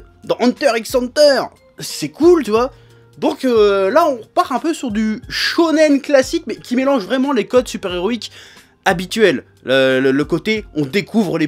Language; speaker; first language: French; native; French